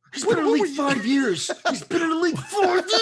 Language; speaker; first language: English; native; English